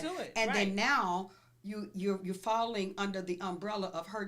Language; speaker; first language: English; native; English